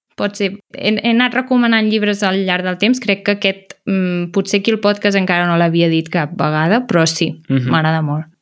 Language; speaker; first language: Catalan; native; Catalan